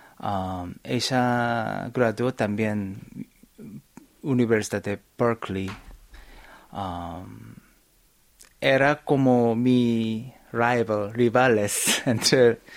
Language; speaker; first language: Spanish; non-native, fluent; Korean